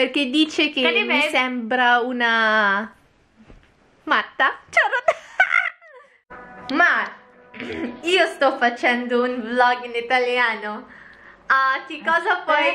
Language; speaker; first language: Italian; non-native, fluent; Filipino